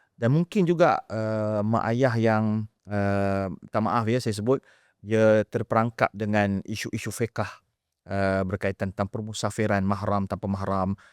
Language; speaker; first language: Malay; native; Malay